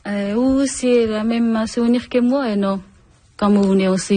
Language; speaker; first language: French; non-native, learner; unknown